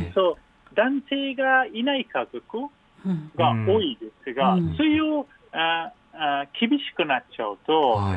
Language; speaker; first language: Japanese; non-native, fluent; Persian